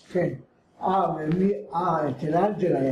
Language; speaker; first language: Hebrew; non-native, fluent; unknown